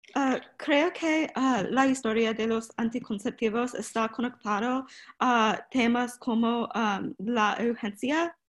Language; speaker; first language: Spanish; non-native, learner; English